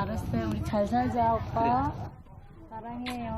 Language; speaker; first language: Korean; non-native, learner; Nepali